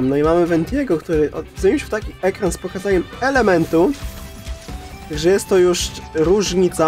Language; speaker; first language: Polish; native; Polish